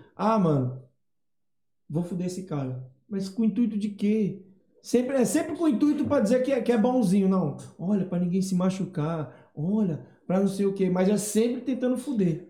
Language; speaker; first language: Portuguese; native; Portuguese